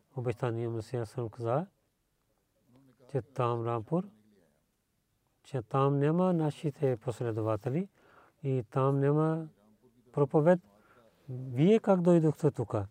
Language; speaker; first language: Bulgarian; non-native, learner; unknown